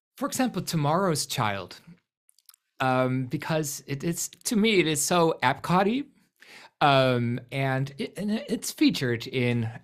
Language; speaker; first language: English; non-native, fluent; Dutch